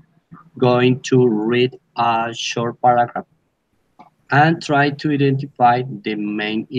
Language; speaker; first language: English; non-native, learner; Spanish